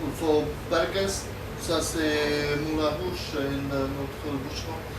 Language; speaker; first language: French; non-native, learner; Slovak